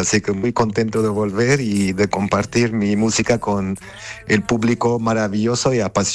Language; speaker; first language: Spanish; non-native, fluent; Armenian